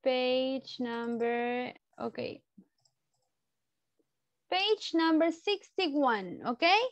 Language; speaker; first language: English; non-native, learner; Spanish